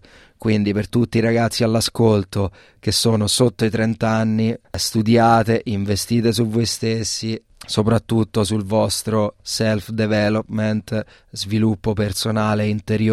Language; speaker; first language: Italian; native; Italian